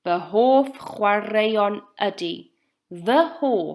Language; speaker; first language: Welsh; non-native, local second language; English